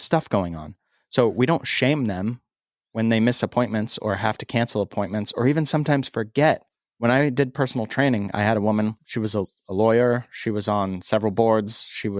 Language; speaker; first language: English; native; English